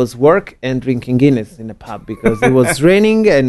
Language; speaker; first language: English; non-native, fluent; Italian